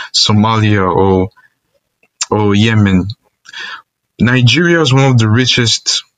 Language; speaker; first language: English; non-native, local second language; Igbo